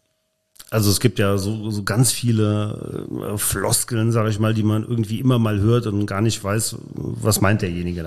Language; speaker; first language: German; native; German